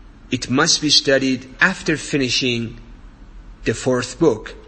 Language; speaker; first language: English; non-native, fluent; Persian